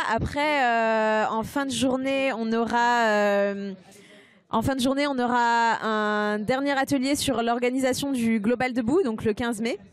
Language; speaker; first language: French; native; French